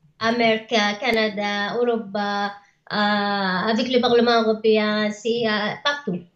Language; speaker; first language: French; non-native, learner; Arabic